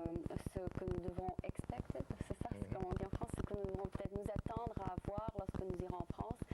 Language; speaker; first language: French; native; French